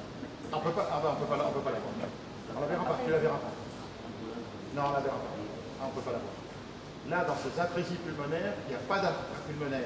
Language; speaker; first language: French; native; French